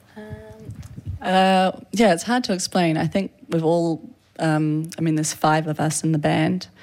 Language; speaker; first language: English; native; English